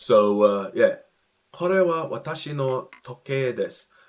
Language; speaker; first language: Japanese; non-native, learner; English